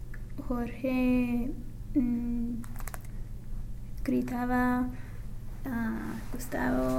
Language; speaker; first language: Spanish; non-native, learner; English